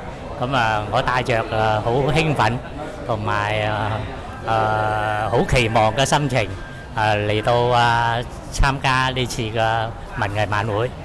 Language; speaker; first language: Cantonese; early bilingual, heritage; Cantonese